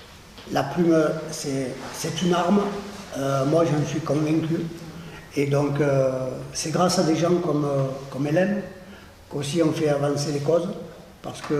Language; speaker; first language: French; native; French